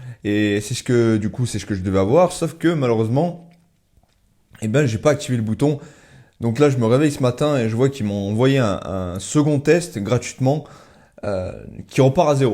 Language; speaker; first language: French; native; French